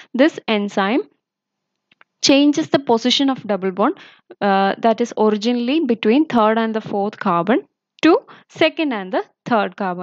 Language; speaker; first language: English; non-native, local second language; Malayalam